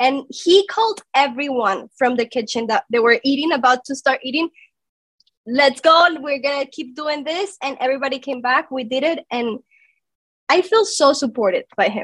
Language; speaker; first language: English; non-native, fluent; Spanish